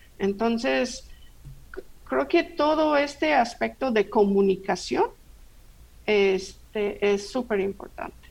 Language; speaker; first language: Spanish; non-native, fluent; English